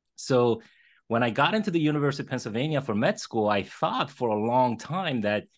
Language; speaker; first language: English; early bilingual, other home language; Korean